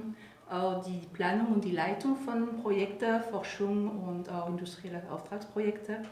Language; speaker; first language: German; non-native, fluent; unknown